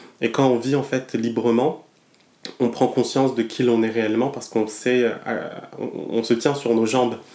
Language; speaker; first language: French; non-native, local second language; Malagasy